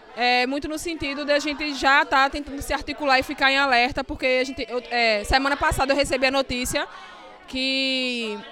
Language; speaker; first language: Portuguese; native; Portuguese